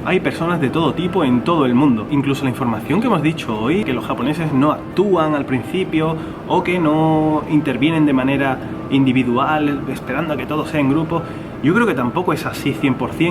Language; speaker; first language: Spanish; native; Spanish